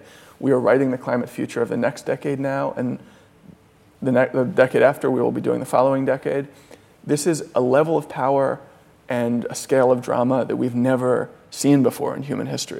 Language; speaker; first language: English; native; English